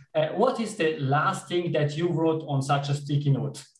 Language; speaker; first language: English; non-native, fluent; Italian